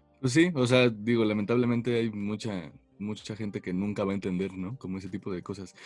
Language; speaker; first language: Spanish; native; Spanish